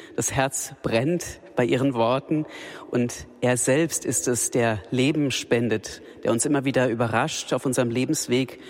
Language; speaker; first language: German; native; German